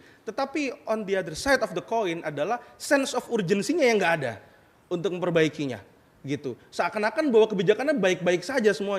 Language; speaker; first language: Indonesian; native; Indonesian